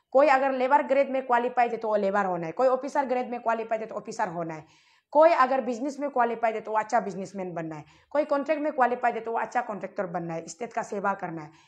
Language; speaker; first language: Hindi; non-native, local second language; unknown